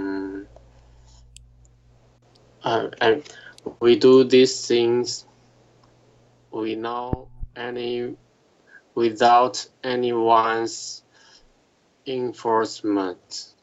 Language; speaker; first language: English; non-native, learner; Chinese